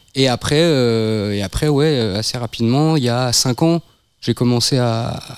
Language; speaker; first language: French; native; French